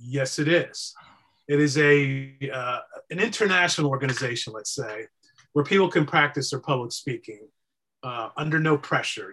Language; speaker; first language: English; native; English